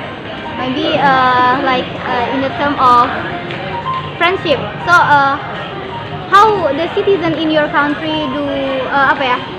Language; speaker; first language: English; non-native, learner; Indonesian